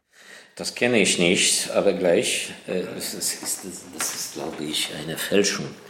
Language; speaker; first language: German; non-native, fluent; Ukrainian